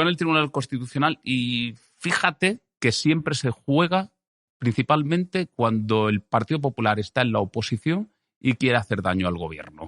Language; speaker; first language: Spanish; native; Spanish